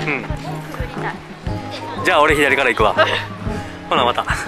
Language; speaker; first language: Japanese; native; Japanese